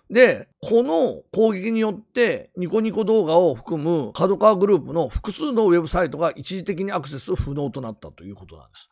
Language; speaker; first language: Japanese; native; Japanese